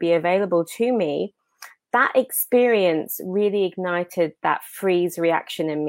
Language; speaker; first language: English; native; English